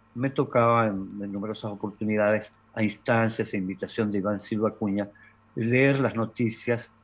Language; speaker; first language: Spanish; native; Spanish